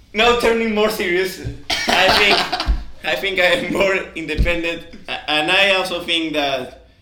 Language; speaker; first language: English; non-native, fluent; Spanish